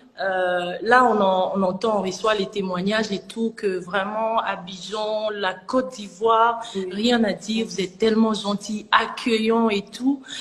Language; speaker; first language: French; non-native, local second language; Lingala